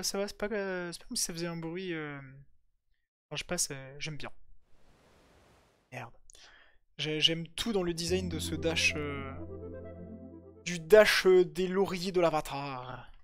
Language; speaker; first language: French; native; French